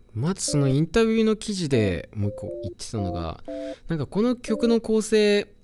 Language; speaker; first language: Japanese; native; Japanese